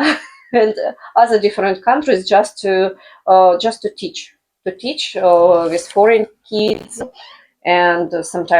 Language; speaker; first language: English; non-native, fluent; Russian